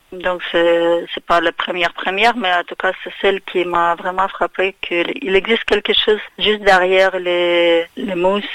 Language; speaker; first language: French; non-native, fluent; Russian